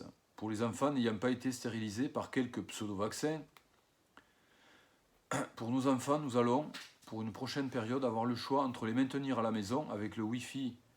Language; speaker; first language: French; native; French